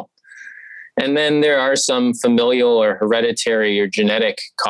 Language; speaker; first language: English; native; English